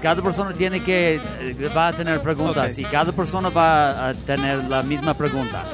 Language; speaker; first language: Spanish; non-native, learner; English